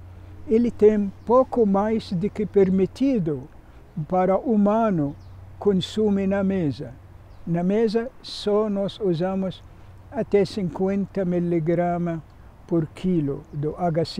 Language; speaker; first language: Portuguese; non-native, fluent; Arabic